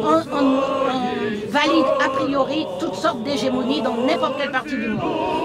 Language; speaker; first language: French; native; French